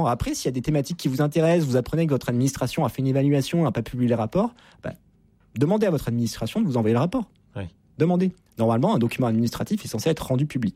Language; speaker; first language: French; native; French